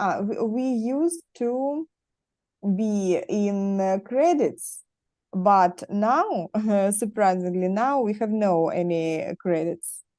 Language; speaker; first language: English; non-native, learner; Russian